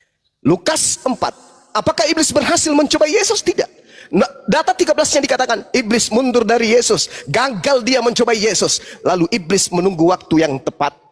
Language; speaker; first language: Indonesian; native; Indonesian